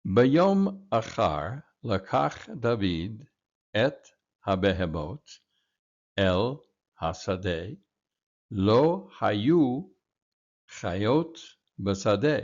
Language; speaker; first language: Hebrew; non-native, fluent; English